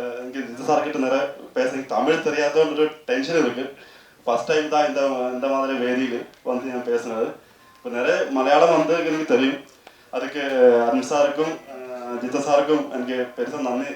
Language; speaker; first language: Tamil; non-native, learner; Malayalam